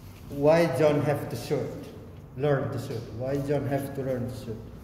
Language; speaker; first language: English; non-native, fluent; Indonesian